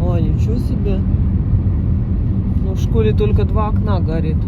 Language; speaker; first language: Russian; native; Russian